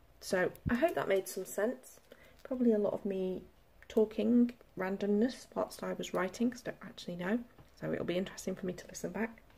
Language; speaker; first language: English; native; English